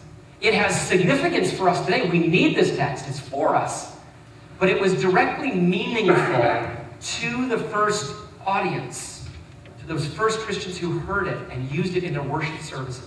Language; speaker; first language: English; native; English